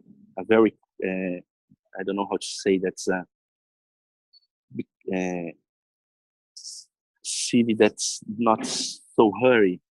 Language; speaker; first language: English; non-native, learner; Portuguese